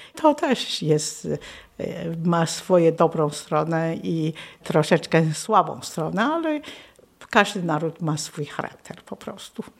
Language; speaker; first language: Polish; non-native, fluent; Chinese